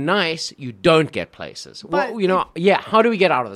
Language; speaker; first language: English; native; English